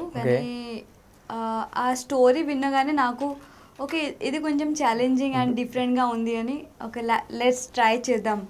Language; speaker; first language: Telugu; non-native, local second language; Odia